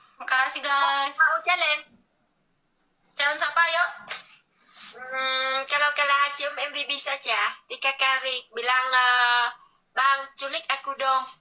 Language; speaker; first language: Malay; non-native, learner; Vietnamese